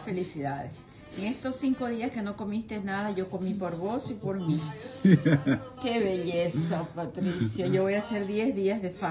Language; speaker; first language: Spanish; native; Spanish